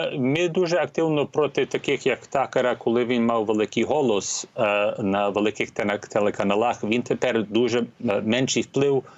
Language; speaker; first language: Ukrainian; early bilingual, heritage; Ukrainian